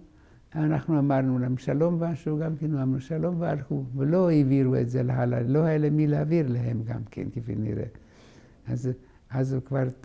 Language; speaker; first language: Hebrew; non-native, fluent; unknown